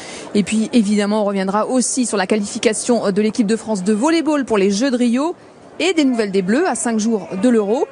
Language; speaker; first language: French; native; French